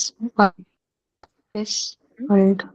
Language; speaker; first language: German; non-native, learner; Hindi